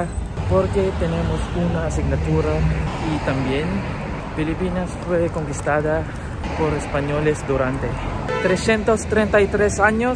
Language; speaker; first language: Spanish; non-native, learner; Filipino